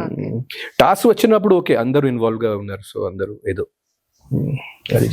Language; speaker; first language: Telugu; non-native, fluent; Hindi